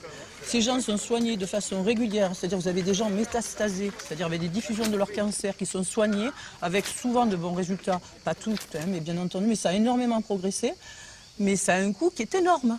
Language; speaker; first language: French; native; French